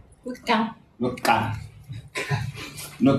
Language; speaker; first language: Vietnamese; non-native, fluent; Portuguese